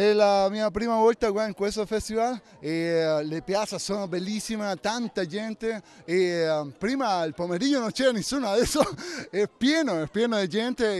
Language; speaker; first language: Italian; non-native, fluent; Spanish